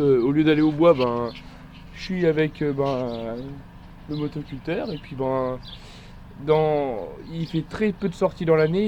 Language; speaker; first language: French; native; French